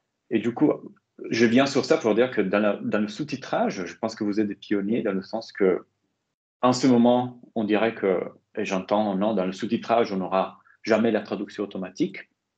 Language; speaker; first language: French; non-native, fluent; Italian